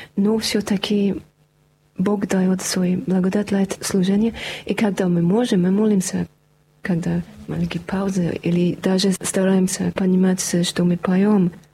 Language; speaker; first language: Russian; non-native, fluent; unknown